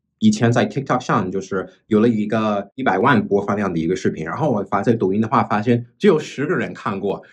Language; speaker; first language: Chinese; non-native, fluent; English